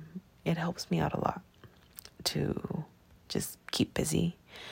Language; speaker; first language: English; native; English